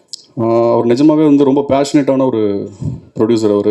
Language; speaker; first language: Tamil; native; Tamil